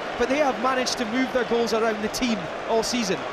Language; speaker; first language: English; native; English